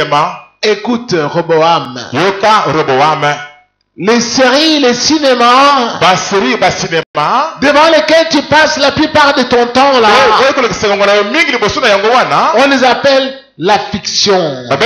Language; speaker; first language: French; non-native, local second language; Lingala